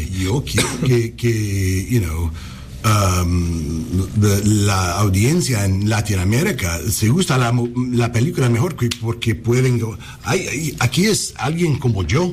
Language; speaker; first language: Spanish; early bilingual, heritage; English